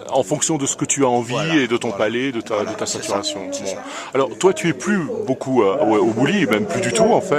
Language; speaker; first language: French; native; French